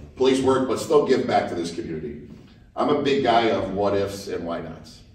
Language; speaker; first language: English; native; English